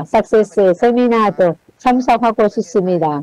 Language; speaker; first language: Korean; non-native, fluent; Thai